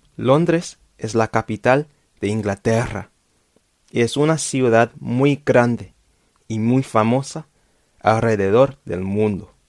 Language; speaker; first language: Spanish; non-native, fluent; English